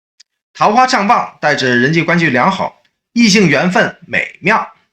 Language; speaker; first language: Chinese; native; Chinese